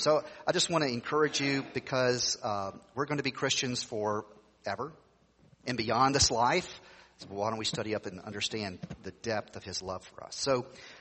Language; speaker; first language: English; native; English